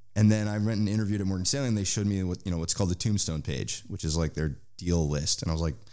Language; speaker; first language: English; native; English